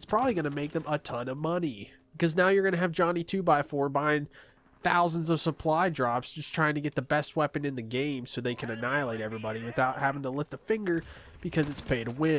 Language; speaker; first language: English; native; English